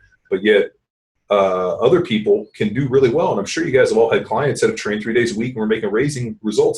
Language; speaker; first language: English; native; English